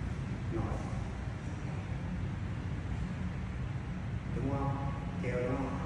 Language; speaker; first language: Vietnamese; non-native, learner; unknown